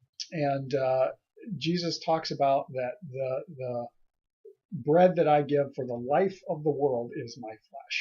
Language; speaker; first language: English; native; English